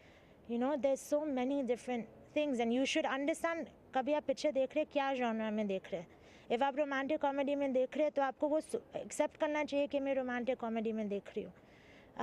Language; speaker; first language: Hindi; early bilingual, heritage; English